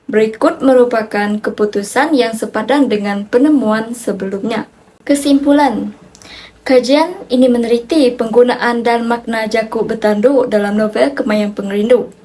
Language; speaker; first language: Malay; non-native, local second language; Iban